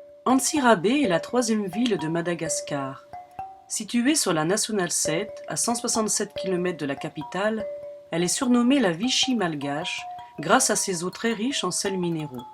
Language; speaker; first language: French; native; French